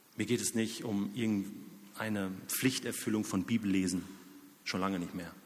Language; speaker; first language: German; native; German